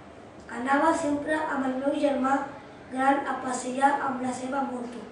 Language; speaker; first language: Catalan; early bilingual, other home language; Urdu